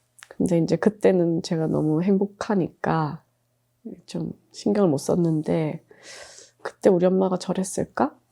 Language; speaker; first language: Korean; native; Korean